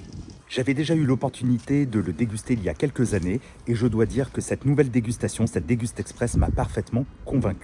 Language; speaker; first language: French; native; French